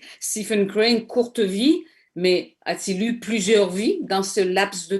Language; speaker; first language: French; native; French